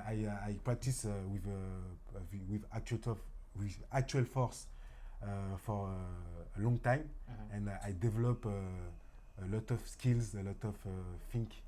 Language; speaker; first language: English; non-native, learner; French